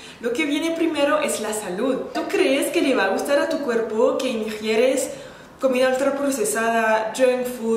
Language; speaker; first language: Spanish; non-native, fluent; French